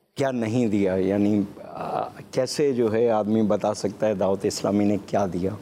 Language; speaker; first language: Urdu; non-native, local second language; Memoni